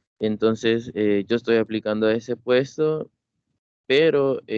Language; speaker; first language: Spanish; native; Spanish